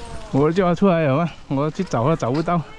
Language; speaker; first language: Chinese; native; Chinese